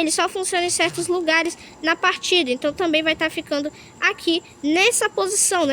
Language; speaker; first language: Portuguese; native; Portuguese